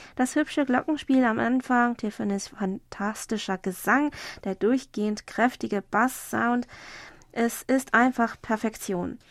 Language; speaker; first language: German; non-native, fluent; Korean